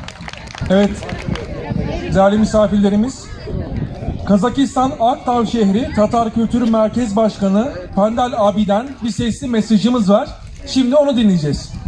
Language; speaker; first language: Turkish; native; Turkish